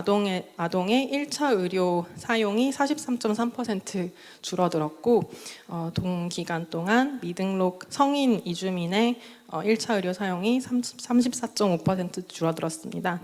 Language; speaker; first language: Korean; native; Korean